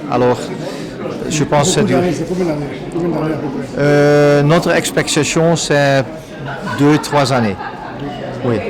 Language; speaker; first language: French; non-native, learner; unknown